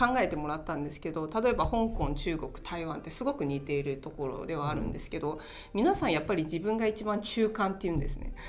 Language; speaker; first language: Japanese; non-native, fluent; Chinese